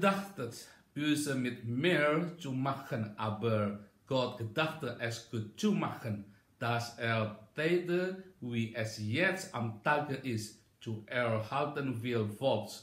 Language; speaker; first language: German; non-native, learner; Indonesian